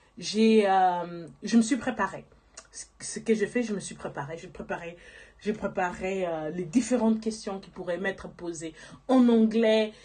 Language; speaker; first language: French; non-native, local second language; Lingala